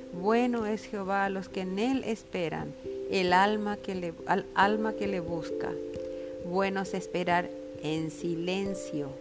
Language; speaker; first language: Spanish; native; Spanish